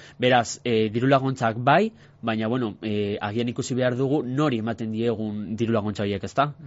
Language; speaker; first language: Basque; non-native, local second language; Spanish